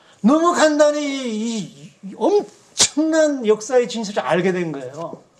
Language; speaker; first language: Korean; native; Korean